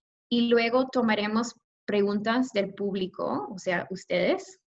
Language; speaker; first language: Spanish; non-native, fluent; English